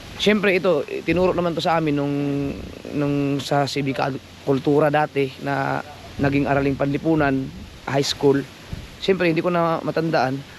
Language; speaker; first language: Filipino; non-native, local second language; Cebuano